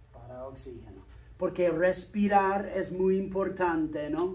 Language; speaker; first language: Spanish; non-native, fluent; English